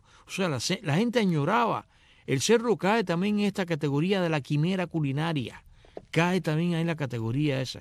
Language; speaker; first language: Spanish; native; Spanish